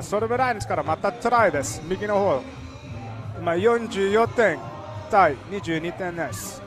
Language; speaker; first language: Japanese; non-native, learner; English